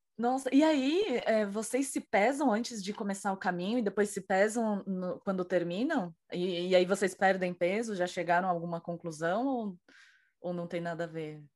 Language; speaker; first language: Portuguese; native; Portuguese